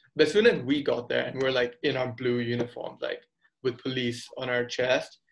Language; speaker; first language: English; early bilingual, other home language; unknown